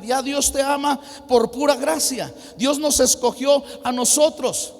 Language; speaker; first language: Spanish; native; Spanish